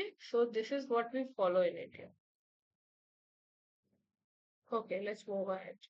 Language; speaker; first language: English; non-native, local second language; Hindi